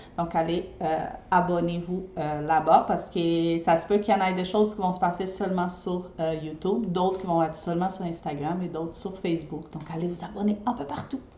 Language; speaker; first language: French; non-native, fluent; Portuguese